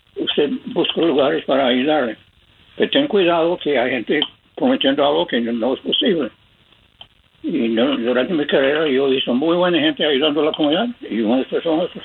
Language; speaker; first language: Spanish; non-native, learner; English